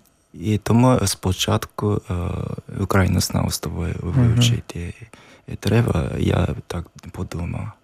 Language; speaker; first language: Ukrainian; non-native, learner; Japanese